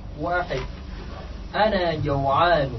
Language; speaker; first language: Arabic; non-native, learner; Indonesian